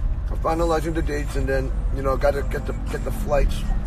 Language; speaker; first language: English; early bilingual, other home language; Korean